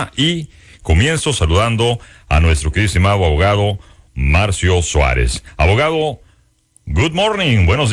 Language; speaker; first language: Spanish; native; Spanish